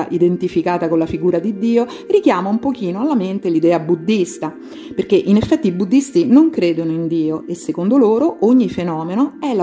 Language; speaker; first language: Italian; native; Italian